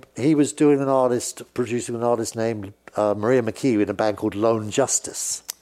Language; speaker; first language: English; native; English